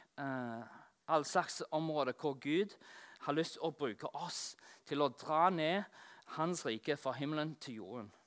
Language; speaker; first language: Norwegian; non-native, fluent; English